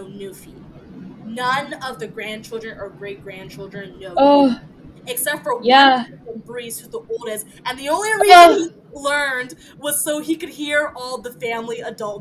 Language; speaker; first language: English; early bilingual, other home language; French